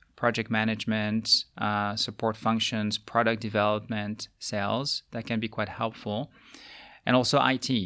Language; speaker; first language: English; non-native, fluent; French